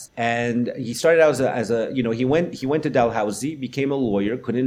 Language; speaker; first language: English; native; English